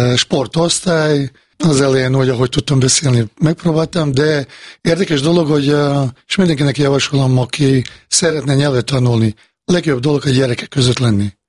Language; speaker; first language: Hungarian; non-native, fluent; Bosnian